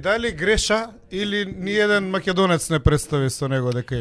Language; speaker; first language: Macedonian; native; Macedonian